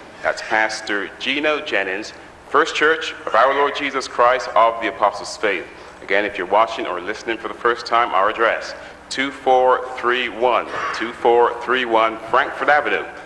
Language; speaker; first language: English; native; English